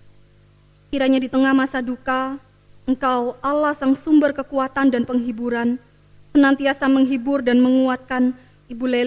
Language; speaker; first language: Indonesian; native; Indonesian